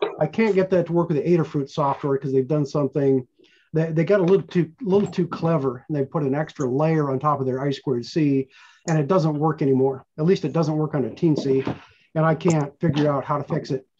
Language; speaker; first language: English; native; English